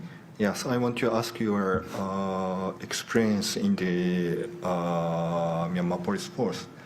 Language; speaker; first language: English; non-native, learner; Japanese